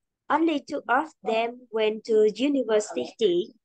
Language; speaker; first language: English; non-native, learner; Vietnamese